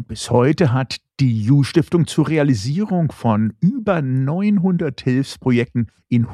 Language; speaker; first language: German; native; German